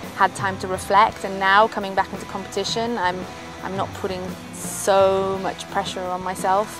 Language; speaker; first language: English; native; English